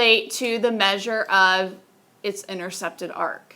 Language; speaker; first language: English; native; English